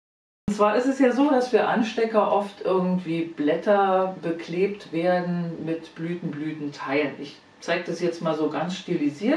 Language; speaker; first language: German; native; German